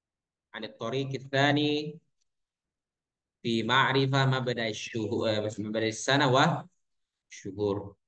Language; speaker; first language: Arabic; non-native, fluent; Indonesian